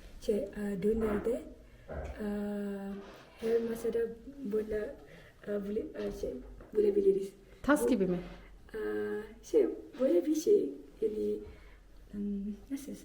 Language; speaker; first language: Turkish; non-native, learner; Malay